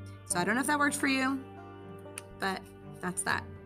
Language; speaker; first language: English; native; English